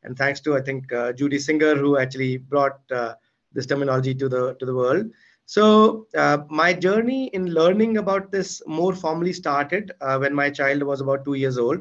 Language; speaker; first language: English; non-native, local second language; Hindi